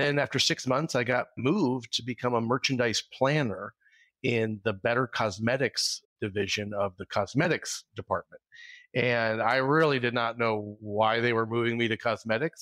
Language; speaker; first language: English; native; English